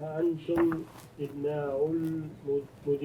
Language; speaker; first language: Arabic; non-native, learner; English